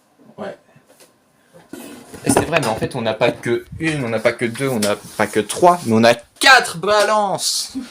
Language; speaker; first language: French; native; French